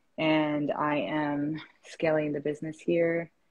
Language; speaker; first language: English; non-native, fluent; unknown